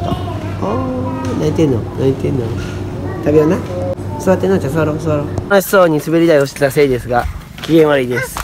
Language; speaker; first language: Japanese; native; Japanese